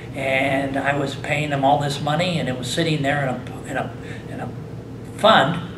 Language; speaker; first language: English; native; English